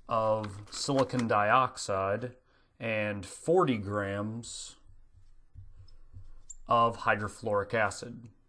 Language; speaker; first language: English; native; English